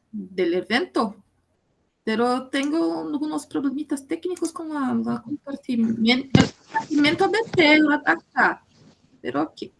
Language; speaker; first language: Spanish; non-native, learner; Portuguese